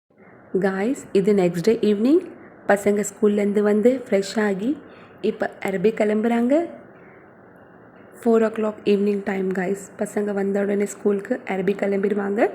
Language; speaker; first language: Tamil; non-native, local second language; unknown